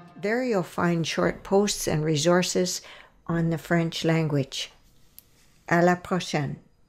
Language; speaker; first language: English; native; English